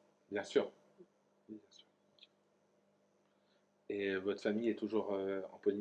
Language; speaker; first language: French; native; French